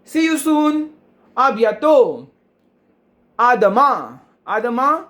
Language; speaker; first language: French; non-native, fluent; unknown